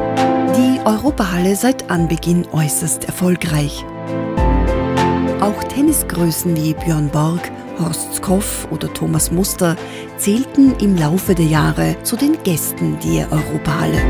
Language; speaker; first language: German; native; German